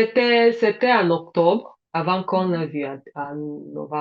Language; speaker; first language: French; non-native, learner; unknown